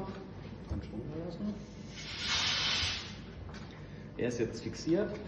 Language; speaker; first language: German; native; German